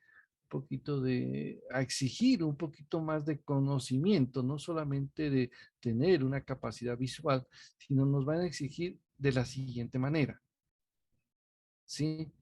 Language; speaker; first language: Spanish; native; Spanish